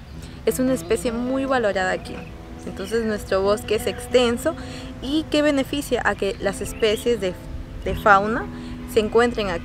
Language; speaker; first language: Spanish; native; Spanish